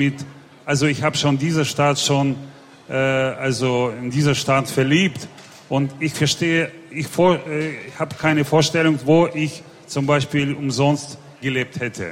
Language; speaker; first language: German; non-native, fluent; Russian